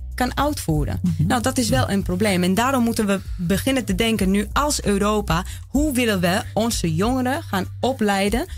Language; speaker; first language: Dutch; non-native, fluent; Spanish